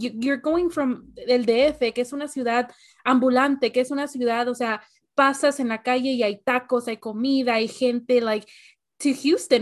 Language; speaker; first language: Spanish; early bilingual, heritage; Spanish